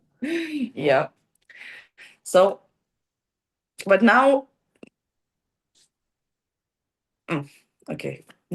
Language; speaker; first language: English; non-native, learner; Ukrainian